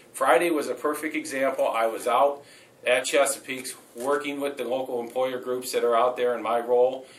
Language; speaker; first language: English; native; English